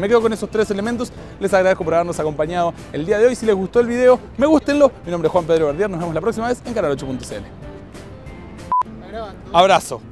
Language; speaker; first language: Spanish; native; Spanish